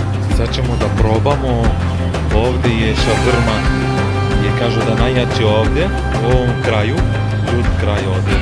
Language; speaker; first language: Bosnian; early bilingual, heritage; Bosnian